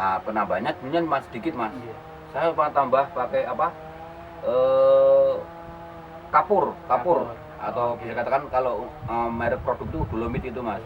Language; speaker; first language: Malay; non-native, local second language; Javanese